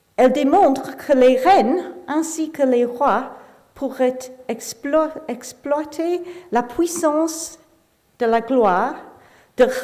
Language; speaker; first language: French; non-native, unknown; English